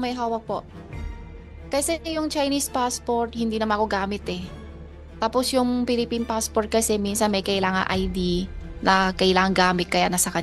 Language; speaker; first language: Filipino; early bilingual, other home language; Chinese